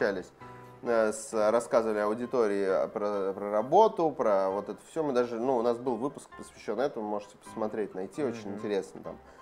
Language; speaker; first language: Russian; native; Russian